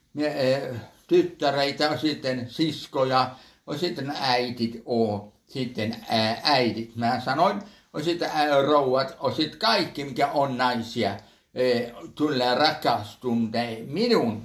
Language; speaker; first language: Finnish; early bilingual, heritage; Finnish